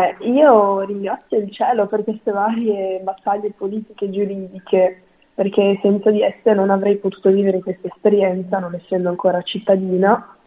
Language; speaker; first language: Italian; early bilingual, other home language; Arabic